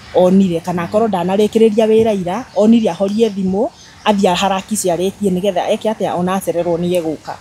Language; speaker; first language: Kikuyu; native; Kikuyu